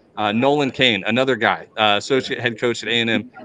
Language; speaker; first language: English; native; English